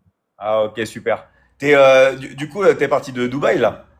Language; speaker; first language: French; native; French